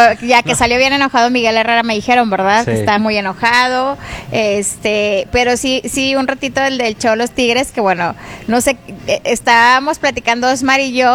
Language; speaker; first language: Spanish; native; Spanish